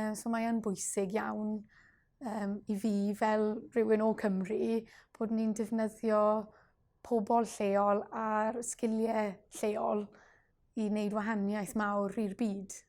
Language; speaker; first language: Welsh; non-native, local second language; English